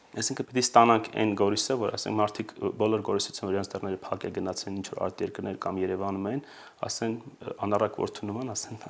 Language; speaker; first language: Armenian; native; Armenian